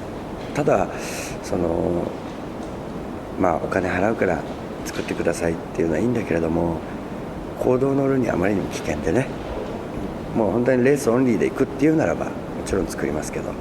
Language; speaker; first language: Japanese; native; Japanese